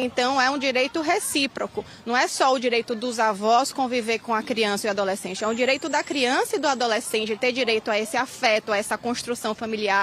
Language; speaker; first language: Portuguese; native; Portuguese